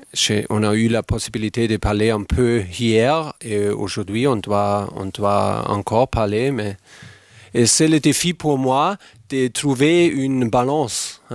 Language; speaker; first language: French; non-native, fluent; German